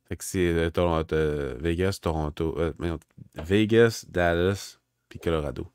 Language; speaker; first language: French; native; French